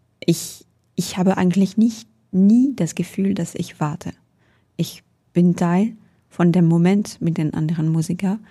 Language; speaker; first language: German; non-native, fluent; French